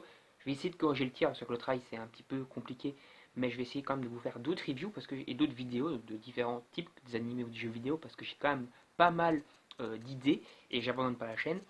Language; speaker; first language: French; native; French